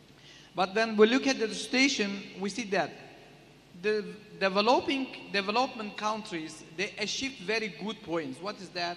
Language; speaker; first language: English; non-native, learner; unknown